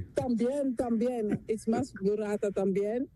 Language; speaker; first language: Spanish; non-native, learner; Dutch